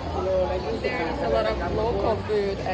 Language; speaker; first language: English; non-native, local second language; Filipino